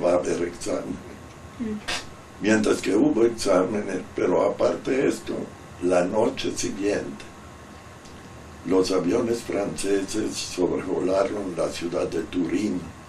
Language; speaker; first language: Spanish; non-native, fluent; Italian